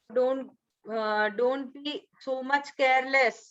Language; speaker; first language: Hindi; non-native, local second language; Marathi